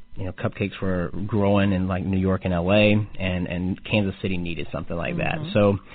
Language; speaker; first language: English; native; English